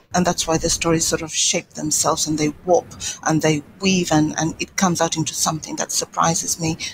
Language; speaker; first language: English; non-native, local second language; Swahili